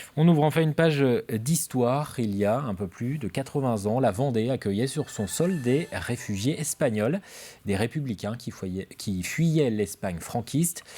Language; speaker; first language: French; native; French